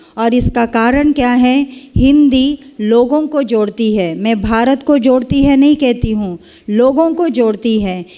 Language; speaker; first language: Hindi; non-native, local second language; Kannada